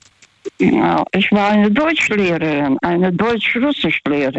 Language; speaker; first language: German; early bilingual, other home language; Russian